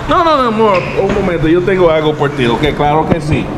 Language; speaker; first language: Spanish; non-native, learner; English